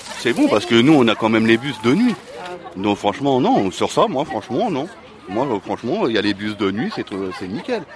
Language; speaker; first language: French; native; French